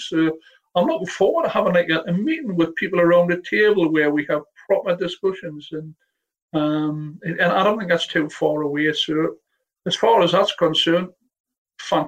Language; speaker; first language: English; native; English